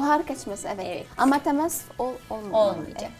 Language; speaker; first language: Turkish; non-native, learner; Arabic